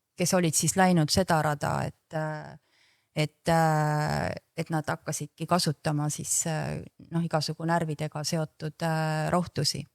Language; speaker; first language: Estonian; native; Estonian